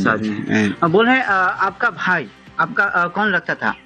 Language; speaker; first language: Hindi; non-native, local second language; Bangla